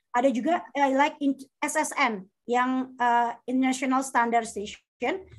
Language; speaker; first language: English; non-native, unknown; Indonesian